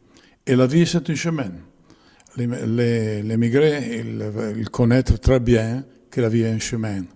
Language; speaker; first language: French; non-native, learner; Italian